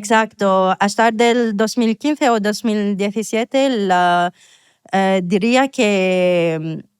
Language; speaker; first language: Spanish; non-native, fluent; Arabic